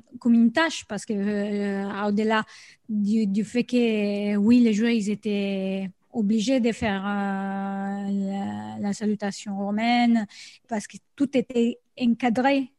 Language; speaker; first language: French; non-native, fluent; Italian